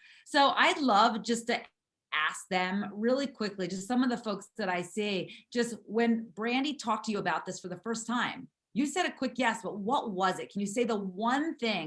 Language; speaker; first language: English; native; English